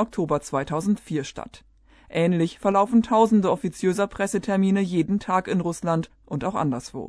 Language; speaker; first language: German; native; German